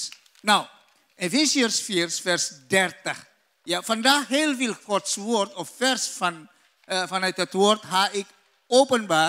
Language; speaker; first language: Dutch; non-native, learner; Indonesian